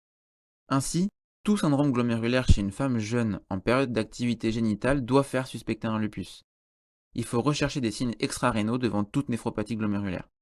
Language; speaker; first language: French; native; French